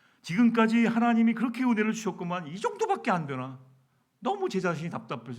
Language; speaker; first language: Korean; native; Korean